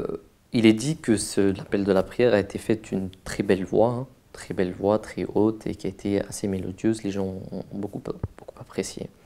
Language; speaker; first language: French; native; French